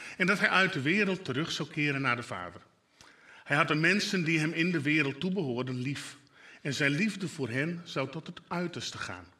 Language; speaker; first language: Dutch; non-native, local second language; Western Frisian